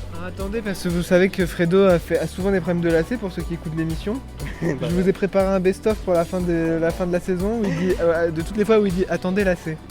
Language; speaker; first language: French; native; French